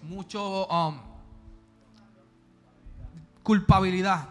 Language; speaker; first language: Spanish; early bilingual, heritage; Spanish